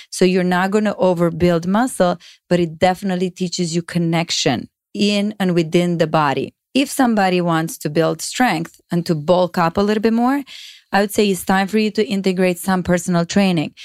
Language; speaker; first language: English; non-native, fluent; Romanian